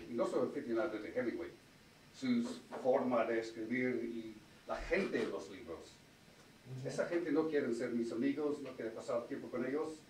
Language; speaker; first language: Spanish; non-native, fluent; English